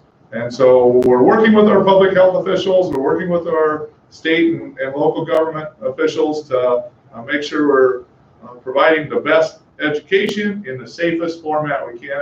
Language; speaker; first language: English; native; English